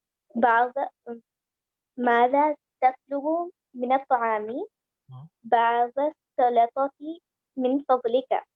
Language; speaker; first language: Arabic; non-native, learner; Urdu